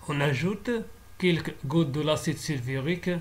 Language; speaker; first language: French; non-native, local second language; Arabic